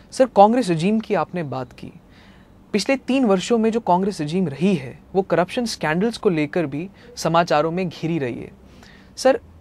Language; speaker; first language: Hindi; native; Hindi